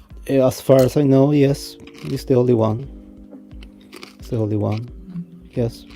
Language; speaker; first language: English; non-native, fluent; Spanish